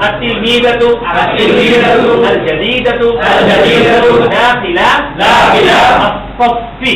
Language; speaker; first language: Arabic; non-native, fluent; Bangla